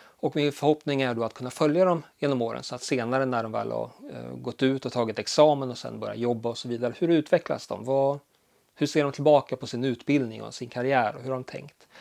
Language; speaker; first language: Swedish; early bilingual, other home language; Polish